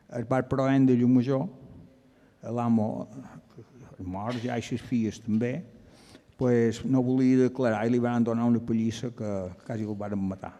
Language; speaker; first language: Catalan; native; Catalan